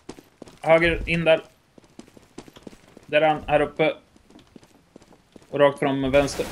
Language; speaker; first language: Swedish; native; Swedish